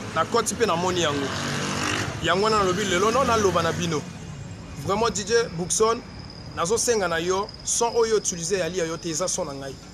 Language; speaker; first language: Lingala; native; Lingala